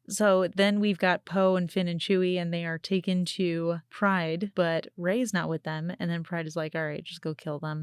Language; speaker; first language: English; native; English